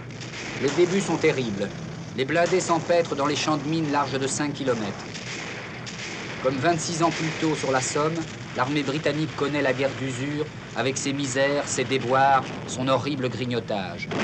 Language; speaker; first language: French; native; French